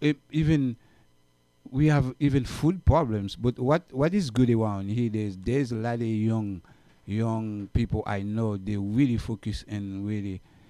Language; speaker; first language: English; non-native, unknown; Haitian Creole